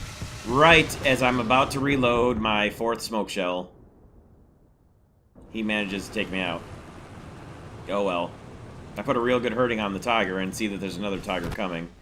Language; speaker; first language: English; native; English